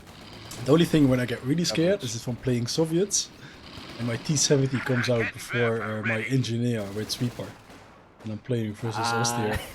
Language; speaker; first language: English; non-native, fluent; Dutch